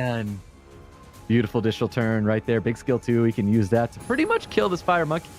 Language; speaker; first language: English; native; English